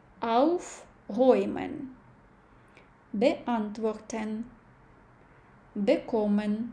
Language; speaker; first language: German; non-native, fluent; Ukrainian